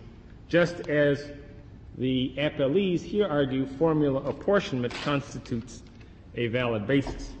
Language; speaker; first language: English; native; English